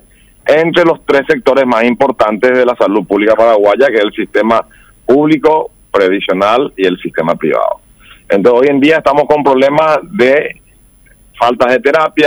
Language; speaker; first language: Spanish; native; Spanish